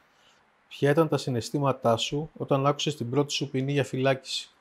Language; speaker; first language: Greek; native; Greek